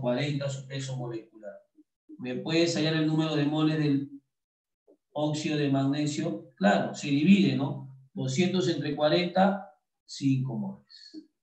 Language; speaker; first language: Spanish; native; Spanish